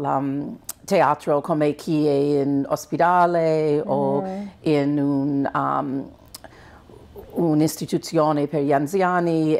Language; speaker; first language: Italian; non-native, fluent; English